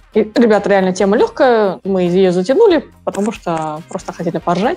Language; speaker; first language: Russian; native; Russian